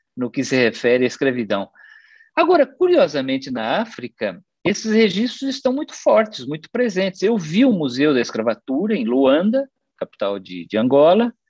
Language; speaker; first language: Portuguese; native; Portuguese